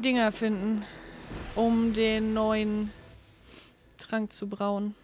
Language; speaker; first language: German; native; German